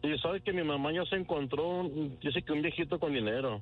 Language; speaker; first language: Spanish; native; Spanish